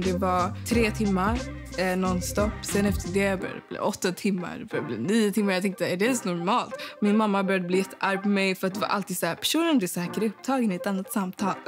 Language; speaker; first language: Swedish; early bilingual, other home language; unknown